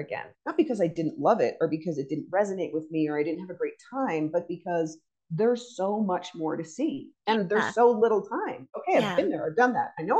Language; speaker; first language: English; native; English